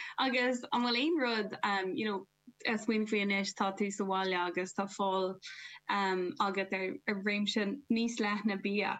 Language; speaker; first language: Irish; non-native, local second language; English